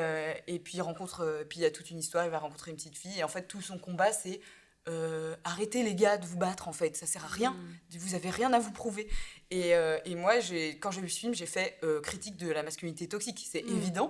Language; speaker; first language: French; native; French